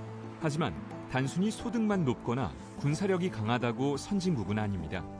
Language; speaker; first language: Korean; native; Korean